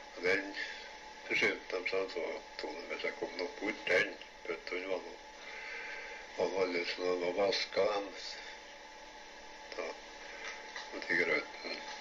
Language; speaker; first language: Norwegian; native; Norwegian